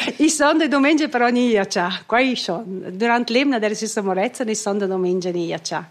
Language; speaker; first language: Italian; non-native, local second language; Romansh